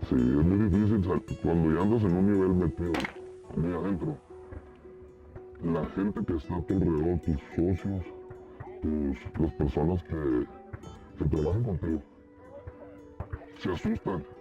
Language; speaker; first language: Spanish; native; Spanish